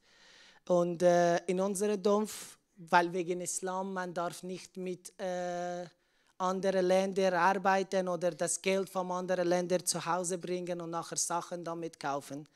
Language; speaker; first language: German; non-native, learner; Persian